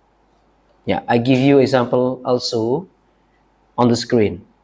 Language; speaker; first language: English; non-native, learner; Indonesian